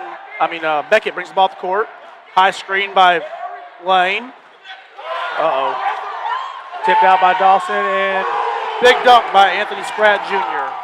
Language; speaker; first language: English; native; English